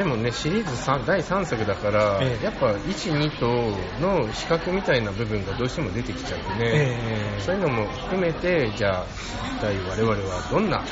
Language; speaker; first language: Japanese; native; Japanese